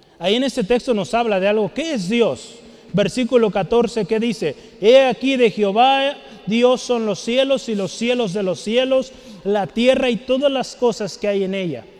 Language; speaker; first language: Spanish; native; Spanish